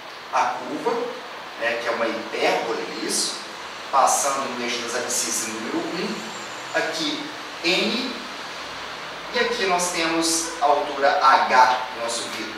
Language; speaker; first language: Portuguese; native; Portuguese